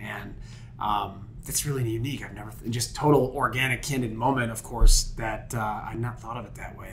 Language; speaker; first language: English; native; English